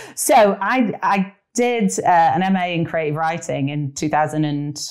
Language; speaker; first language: English; native; English